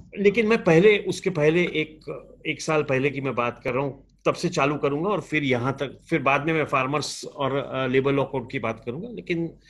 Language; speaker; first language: Hindi; non-native, local second language; Gujarati